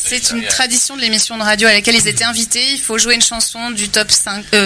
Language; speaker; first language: French; native; French